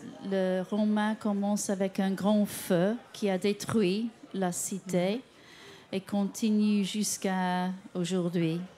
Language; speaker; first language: French; non-native, fluent; English